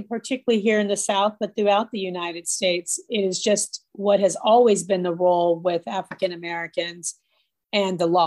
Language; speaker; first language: English; native; English